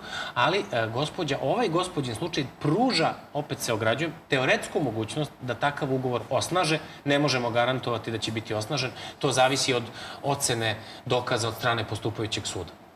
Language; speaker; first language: Serbian; native; Serbian